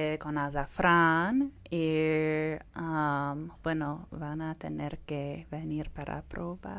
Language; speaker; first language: Spanish; non-native, fluent; English